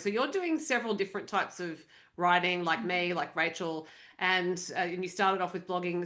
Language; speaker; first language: English; native; English